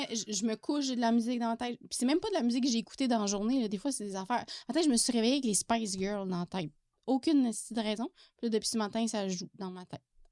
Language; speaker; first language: French; native; French